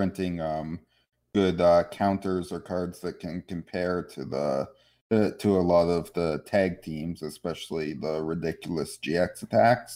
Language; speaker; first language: English; native; English